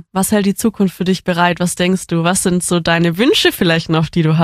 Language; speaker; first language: German; native; German